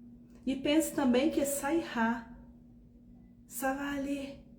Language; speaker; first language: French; non-native, fluent; Portuguese